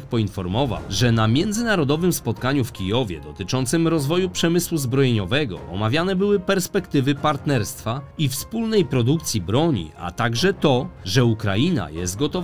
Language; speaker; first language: Polish; native; Polish